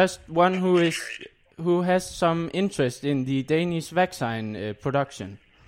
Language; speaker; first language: English; non-native, fluent; Danish